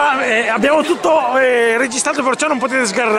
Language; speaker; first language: Italian; native; Italian